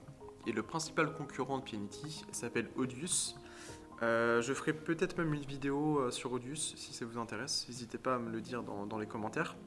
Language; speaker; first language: French; native; French